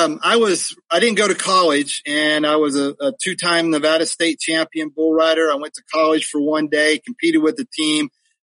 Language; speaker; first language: English; native; English